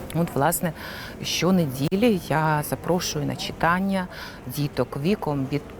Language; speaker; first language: Ukrainian; non-native, local second language; Russian